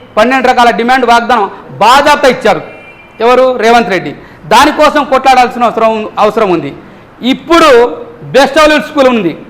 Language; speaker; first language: Telugu; non-native, local second language; Lambadi